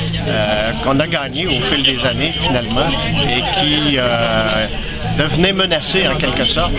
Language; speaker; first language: French; native; French